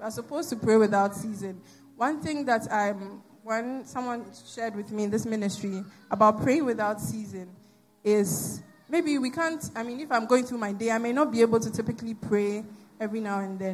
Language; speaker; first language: English; non-native, local second language; Akan